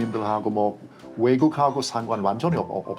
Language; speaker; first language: Korean; non-native, fluent; English